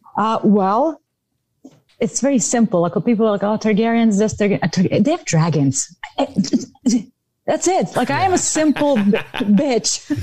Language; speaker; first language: English; non-native, fluent; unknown